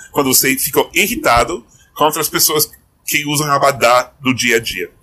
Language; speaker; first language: Portuguese; non-native, fluent; English